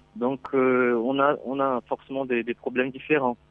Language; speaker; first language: French; non-native, fluent; Portuguese